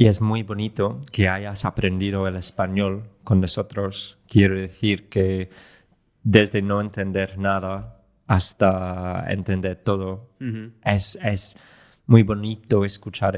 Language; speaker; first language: Spanish; non-native, fluent; English